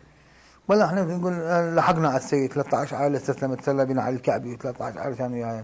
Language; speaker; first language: Arabic; native; Arabic